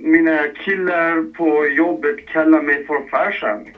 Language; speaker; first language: Swedish; non-native, fluent; Persian